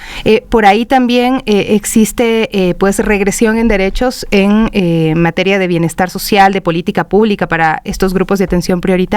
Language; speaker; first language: Spanish; native; Spanish